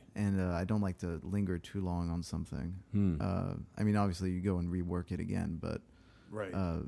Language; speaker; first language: English; early bilingual, other home language; French